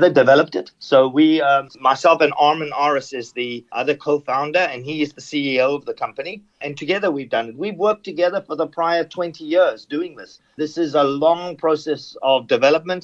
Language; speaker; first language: English; native; English